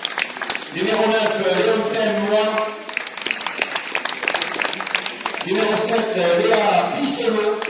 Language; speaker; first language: French; native; French